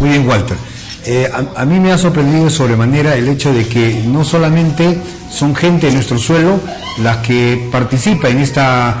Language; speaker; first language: Spanish; native; Spanish